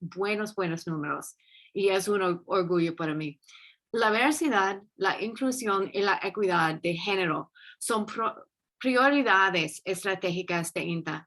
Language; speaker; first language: Spanish; non-native, fluent; English